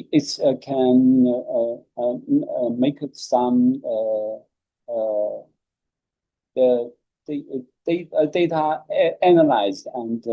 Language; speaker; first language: English; non-native, learner; Chinese